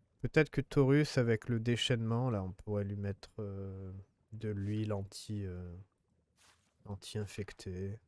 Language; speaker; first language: French; native; French